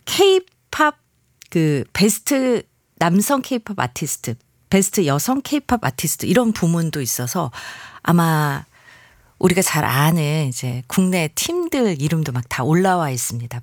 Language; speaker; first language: Korean; native; Korean